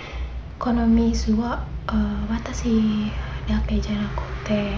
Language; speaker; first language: Japanese; non-native, learner; Indonesian